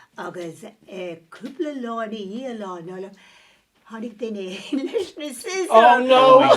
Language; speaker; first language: Irish; non-native, local second language; English